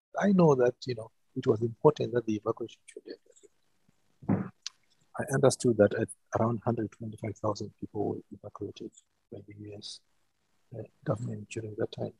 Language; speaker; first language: English; non-native, local second language; Shona